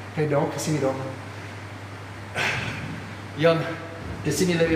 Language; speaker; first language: Indonesian; non-native, fluent; English